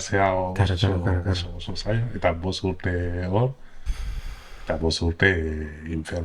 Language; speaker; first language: Basque; non-native, learner; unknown